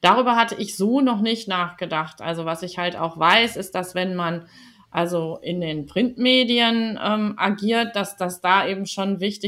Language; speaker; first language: German; native; German